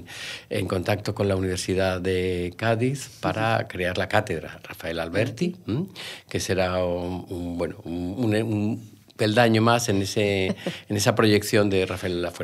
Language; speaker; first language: Spanish; native; Spanish